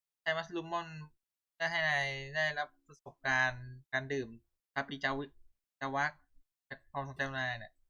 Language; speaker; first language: Thai; native; Thai